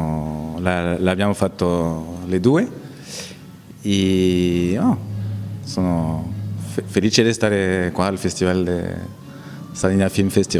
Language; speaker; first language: Italian; non-native, learner; French